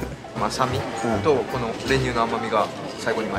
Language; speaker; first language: Japanese; native; Japanese